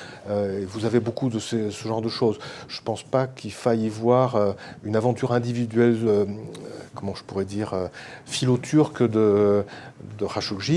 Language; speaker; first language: French; native; French